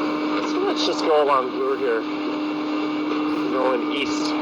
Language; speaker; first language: English; native; English